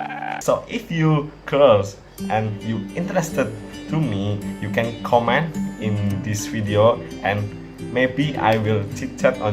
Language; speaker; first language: English; non-native, learner; Indonesian